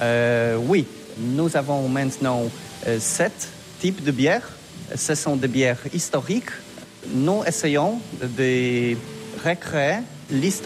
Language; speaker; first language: French; non-native, learner; Polish